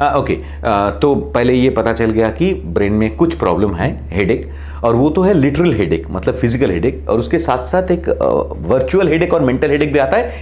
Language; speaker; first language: Hindi; non-native, local second language; Bangla